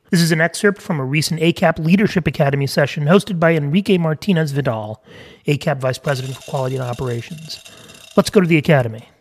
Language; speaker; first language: English; native; English